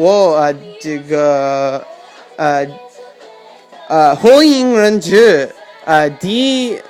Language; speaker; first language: Chinese; non-native, learner; English